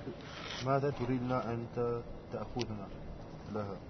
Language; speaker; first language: Arabic; non-native, learner; French